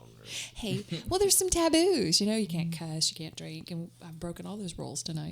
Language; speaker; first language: English; native; English